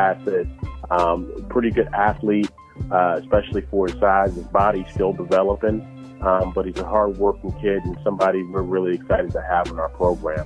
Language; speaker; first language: English; native; English